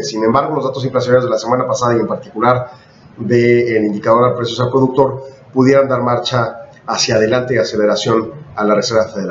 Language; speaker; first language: Spanish; native; Spanish